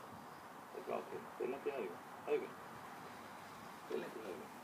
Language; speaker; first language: Swedish; native; Swedish